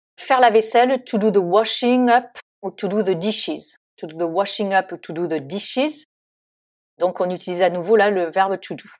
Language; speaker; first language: French; native; French